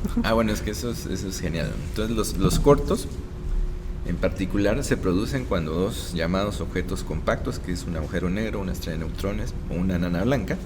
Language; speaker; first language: Spanish; native; Spanish